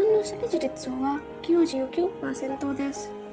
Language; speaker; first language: Japanese; non-native, learner; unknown